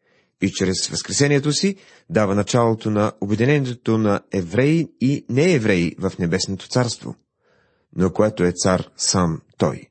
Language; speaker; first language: Bulgarian; native; Bulgarian